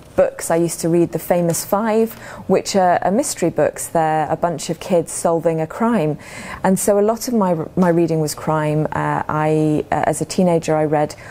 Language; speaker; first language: English; native; English